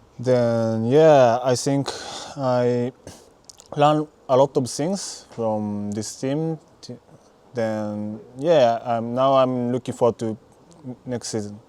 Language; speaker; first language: English; non-native, learner; Japanese